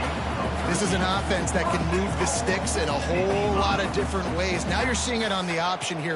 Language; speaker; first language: English; native; English